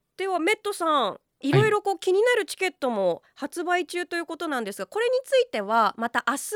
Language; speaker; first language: Japanese; native; Japanese